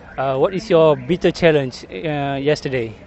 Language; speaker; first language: English; non-native, learner; Malay